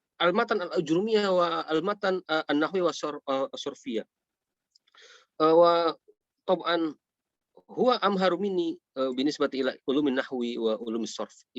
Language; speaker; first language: Arabic; non-native, fluent; Indonesian